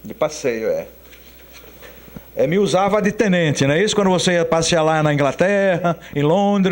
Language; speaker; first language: Portuguese; native; Portuguese